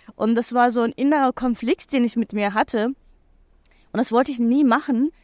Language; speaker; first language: German; non-native, fluent; Turkish